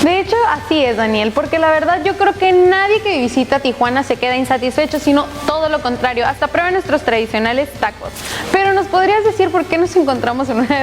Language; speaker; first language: Spanish; native; Spanish